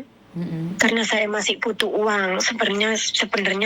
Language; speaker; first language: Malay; non-native, local second language; Javanese